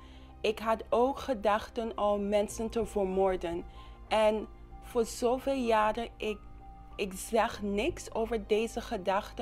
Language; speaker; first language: Dutch; non-native, local second language; English